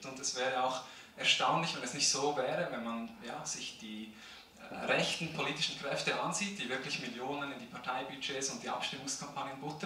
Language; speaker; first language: German; native; German